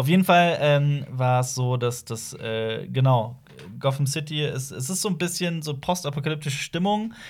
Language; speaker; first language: German; native; German